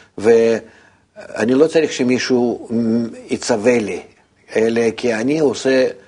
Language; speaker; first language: Hebrew; non-native, fluent; Russian